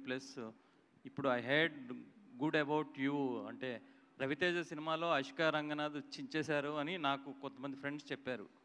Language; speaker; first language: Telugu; native; Telugu